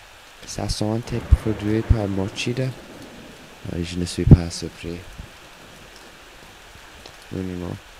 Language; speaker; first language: French; non-native, learner; English